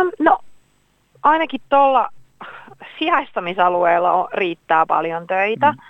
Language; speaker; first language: Finnish; native; Finnish